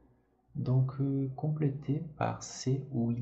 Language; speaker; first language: French; non-native, fluent; Portuguese